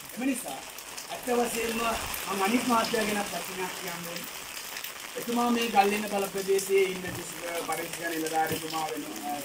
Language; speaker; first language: Sinhala; non-native, local second language; Tamil